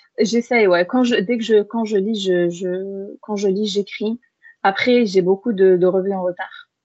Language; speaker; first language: French; early bilingual, other home language; Arabic